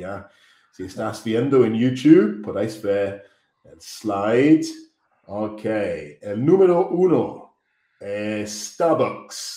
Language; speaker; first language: Spanish; non-native, fluent; English